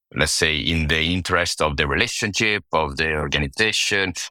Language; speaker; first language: English; non-native, fluent; Italian